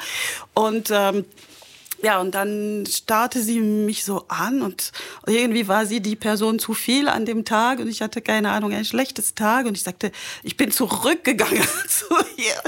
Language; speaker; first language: German; non-native, fluent; French